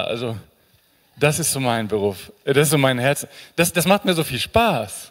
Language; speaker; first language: German; native; German